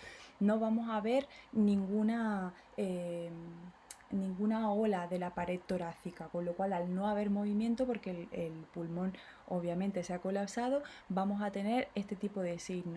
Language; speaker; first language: Spanish; native; Spanish